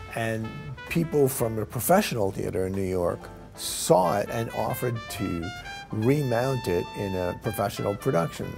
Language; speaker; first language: English; native; English